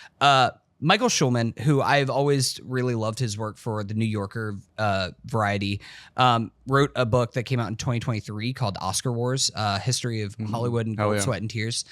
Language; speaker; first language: English; native; English